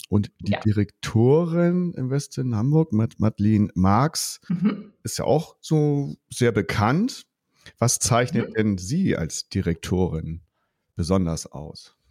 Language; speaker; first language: German; native; German